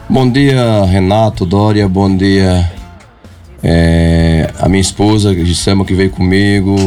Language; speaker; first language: Portuguese; native; Portuguese